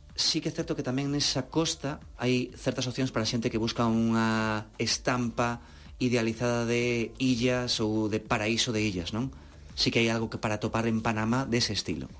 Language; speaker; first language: Galician; native; Galician